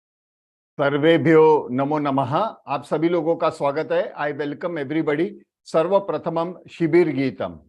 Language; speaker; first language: Hindi; native; Hindi